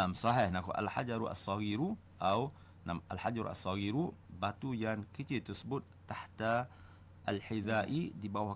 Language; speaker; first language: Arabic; non-native, fluent; Malay